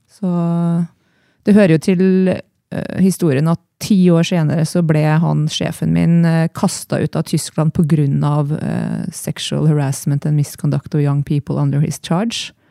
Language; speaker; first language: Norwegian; native; Norwegian